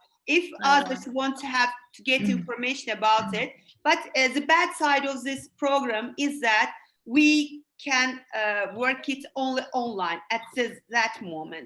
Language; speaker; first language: English; non-native, fluent; Azerbaijani